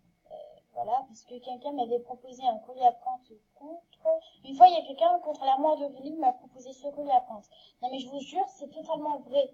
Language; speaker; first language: French; native; French